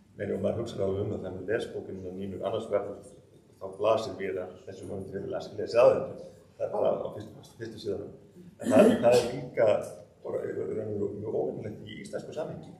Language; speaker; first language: Icelandic; native; Icelandic